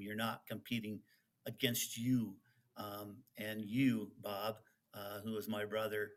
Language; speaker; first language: English; early bilingual, other home language; Dutch